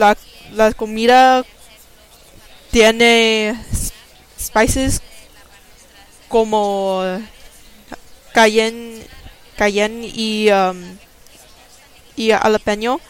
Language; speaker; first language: Spanish; non-native, learner; English